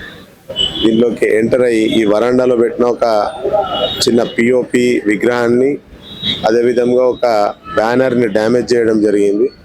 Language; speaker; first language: Telugu; native; Telugu